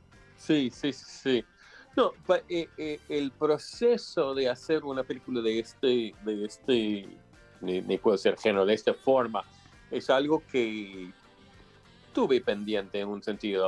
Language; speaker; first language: Spanish; non-native, fluent; English